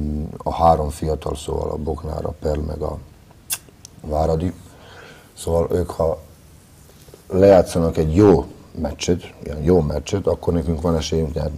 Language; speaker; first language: Hungarian; non-native, fluent; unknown